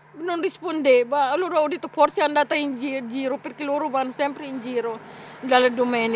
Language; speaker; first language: Italian; non-native, learner; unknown